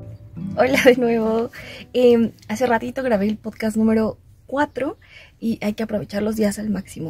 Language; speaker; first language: Spanish; native; Spanish